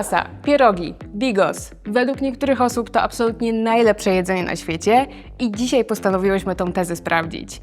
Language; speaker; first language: Polish; native; Polish